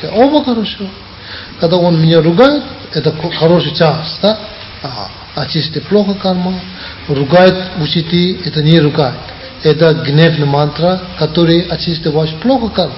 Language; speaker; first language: Russian; non-native, learner; Tibetan